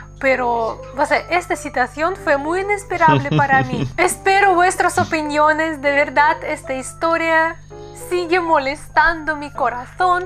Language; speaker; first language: Spanish; non-native, fluent; Russian